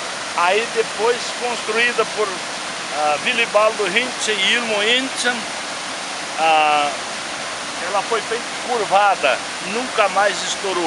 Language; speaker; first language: Portuguese; native; Portuguese